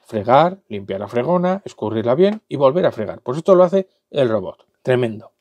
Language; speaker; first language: Spanish; native; Spanish